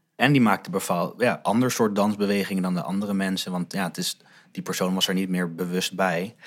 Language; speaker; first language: Dutch; native; Dutch